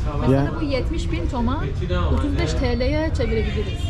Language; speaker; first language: Turkish; non-native, fluent; Persian